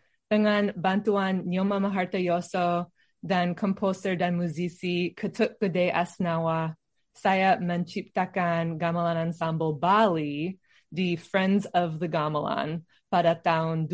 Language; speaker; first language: Indonesian; non-native, learner; English